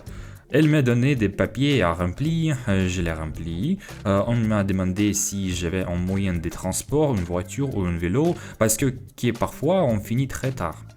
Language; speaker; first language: French; non-native, fluent; Russian